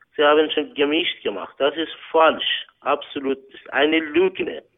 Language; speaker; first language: German; non-native, learner; Persian